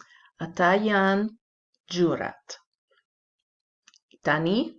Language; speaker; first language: Albanian; non-native, learner; English